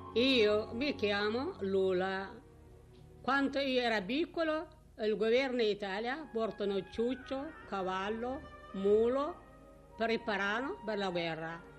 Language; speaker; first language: Italian; non-native, learner; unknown